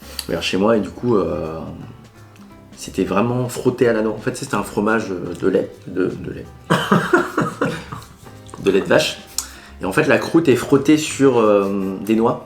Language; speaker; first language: French; native; French